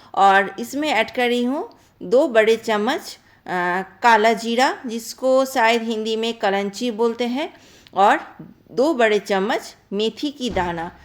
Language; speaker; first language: Hindi; non-native, local second language; Bangla